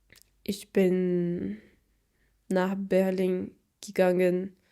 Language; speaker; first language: German; non-native, learner; Portuguese